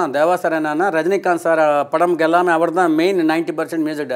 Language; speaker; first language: Tamil; non-native, learner; Telugu